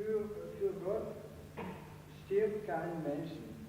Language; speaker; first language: German; non-native, fluent; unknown